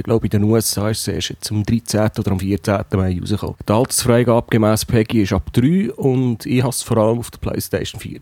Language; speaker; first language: German; native; German